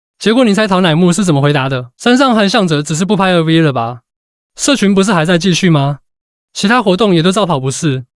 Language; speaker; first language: Chinese; native; Chinese